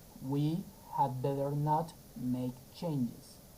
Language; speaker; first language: English; non-native, fluent; Spanish